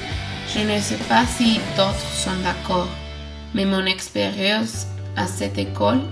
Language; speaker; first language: French; non-native, learner; Spanish